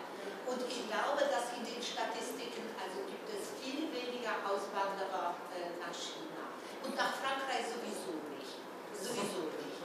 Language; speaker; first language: German; non-native, fluent; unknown